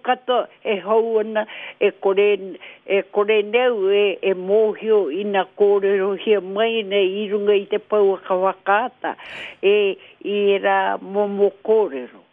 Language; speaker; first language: Māori; native; Māori